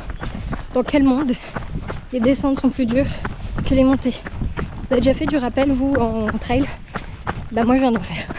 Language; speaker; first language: French; native; French